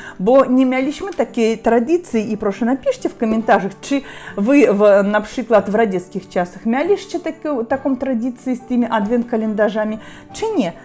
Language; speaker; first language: Polish; non-native, learner; Russian